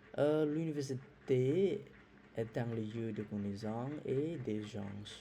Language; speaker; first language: French; non-native, fluent; Khmer